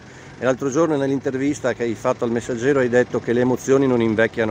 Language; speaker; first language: Italian; native; Italian